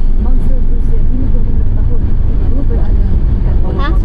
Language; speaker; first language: Malay; native; Malay